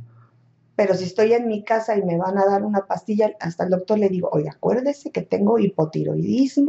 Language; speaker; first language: Spanish; native; Spanish